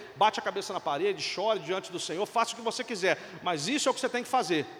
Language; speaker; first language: Portuguese; non-native, fluent; Italian